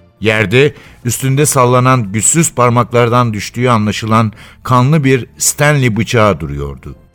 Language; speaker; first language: Turkish; native; Turkish